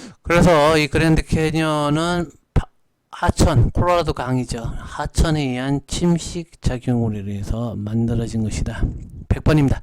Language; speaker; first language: Korean; native; Korean